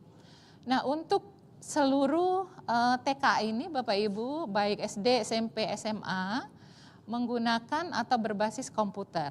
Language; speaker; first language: Indonesian; native; Indonesian